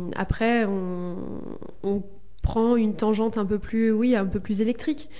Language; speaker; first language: French; early bilingual, other home language; Spanish